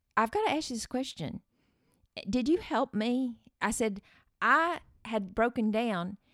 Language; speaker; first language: English; early bilingual, other home language; Norwegian